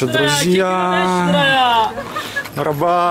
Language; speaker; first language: Russian; native; Russian